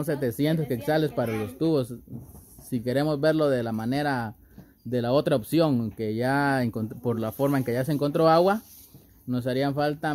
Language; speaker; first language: Spanish; native; Spanish